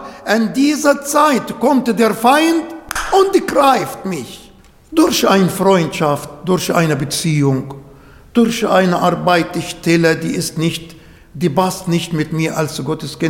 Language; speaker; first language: German; non-native, fluent; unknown